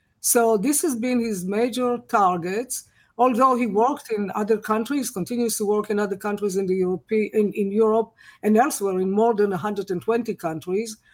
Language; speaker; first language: English; non-native, fluent; Hebrew